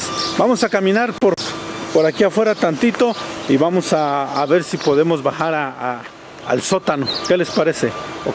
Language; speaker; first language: Spanish; native; Spanish